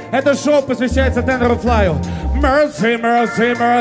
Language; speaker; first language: Russian; native; Russian